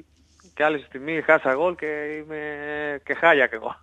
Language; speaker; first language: Greek; non-native, learner; Spanish